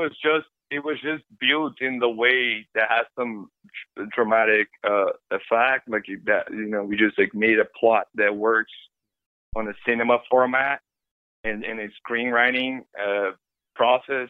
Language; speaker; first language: English; non-native, fluent; Portuguese